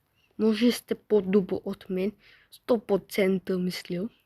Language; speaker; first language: Bulgarian; non-native, learner; Russian